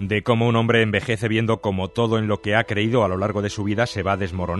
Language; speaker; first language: Spanish; native; Spanish